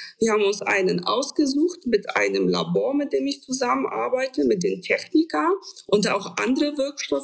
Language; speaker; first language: German; non-native, fluent; Polish